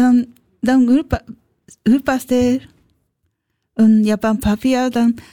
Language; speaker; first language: German; non-native, learner; Japanese